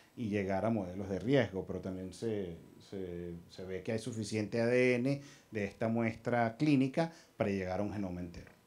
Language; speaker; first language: Spanish; early bilingual, heritage; Spanish